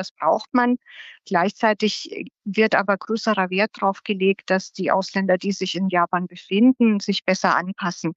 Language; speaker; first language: German; native; German